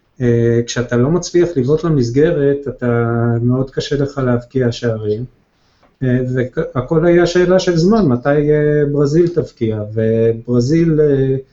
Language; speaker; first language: Hebrew; native; Hebrew